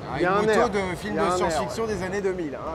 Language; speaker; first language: French; native; French